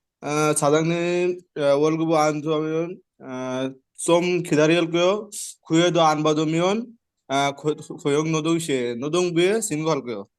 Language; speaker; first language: Korean; non-native, learner; Bangla